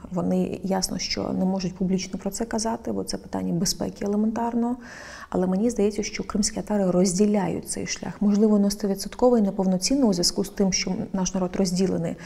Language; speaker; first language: Ukrainian; non-native, local second language; Crimean Tatar